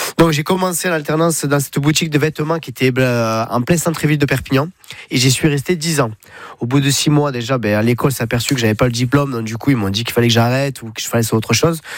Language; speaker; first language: French; native; French